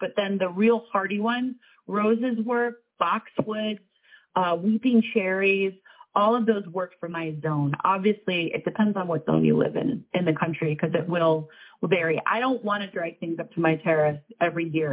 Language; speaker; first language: English; native; English